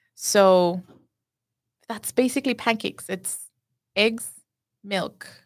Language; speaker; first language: English; non-native, fluent; Spanish